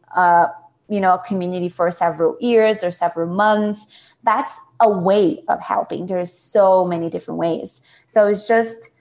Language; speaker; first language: English; non-native, fluent; Portuguese